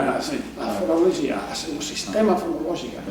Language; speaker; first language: Portuguese; non-native, fluent; English